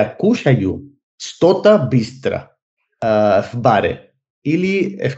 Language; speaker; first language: Russian; non-native, learner; Spanish